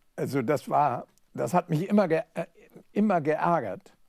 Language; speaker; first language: German; native; German